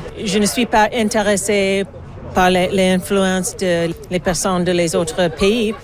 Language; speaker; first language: French; non-native, learner; English